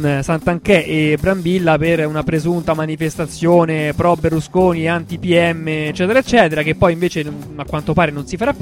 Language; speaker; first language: Italian; native; Italian